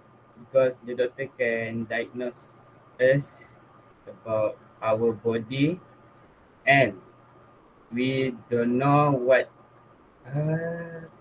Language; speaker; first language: English; non-native, local second language; Malay